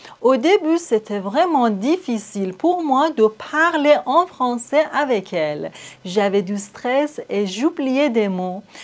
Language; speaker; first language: French; non-native, fluent; Persian